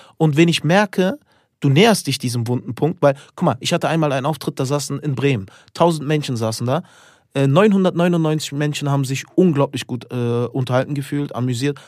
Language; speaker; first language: German; early bilingual, other home language; Turkish